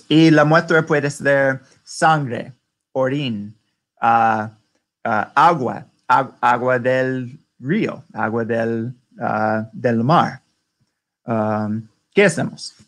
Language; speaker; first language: Spanish; non-native, learner; English